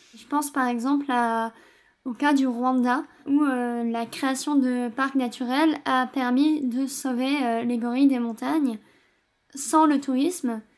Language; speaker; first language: French; native; French